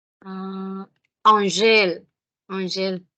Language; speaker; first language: French; non-native, learner; Spanish